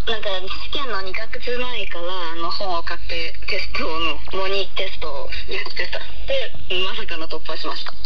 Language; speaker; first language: Japanese; non-native, fluent; Chinese